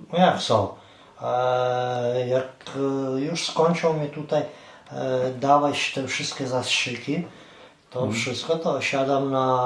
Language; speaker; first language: Polish; non-native, fluent; Ukrainian